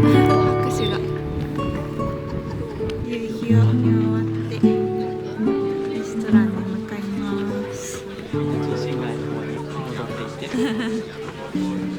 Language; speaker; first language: Japanese; native; Japanese